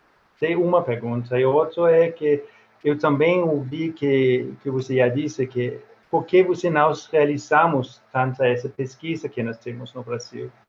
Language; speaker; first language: Portuguese; non-native, fluent; Swedish